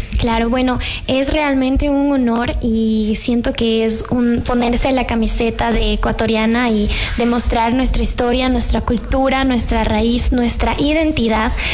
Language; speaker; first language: Spanish; native; Spanish